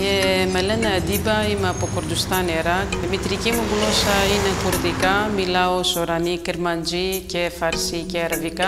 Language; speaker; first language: Greek; non-native, fluent; Kurdish